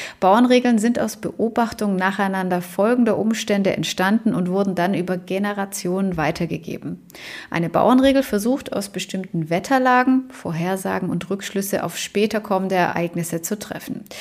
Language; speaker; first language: German; native; German